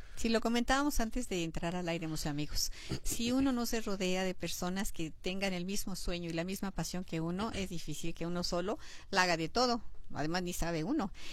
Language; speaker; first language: Spanish; native; Spanish